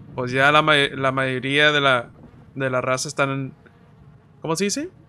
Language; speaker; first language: Spanish; early bilingual, heritage; Spanish